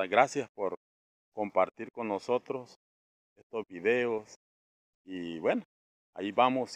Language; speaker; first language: Spanish; native; Spanish